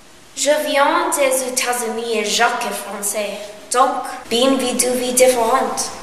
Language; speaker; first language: French; non-native, learner; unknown